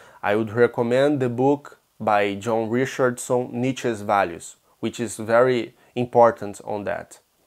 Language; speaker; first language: English; non-native, fluent; Portuguese